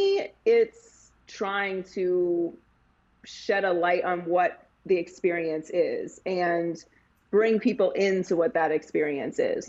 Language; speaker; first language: English; native; English